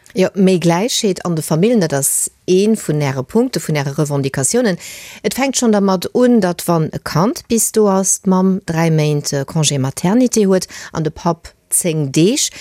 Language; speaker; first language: Luxembourgish; native; Luxembourgish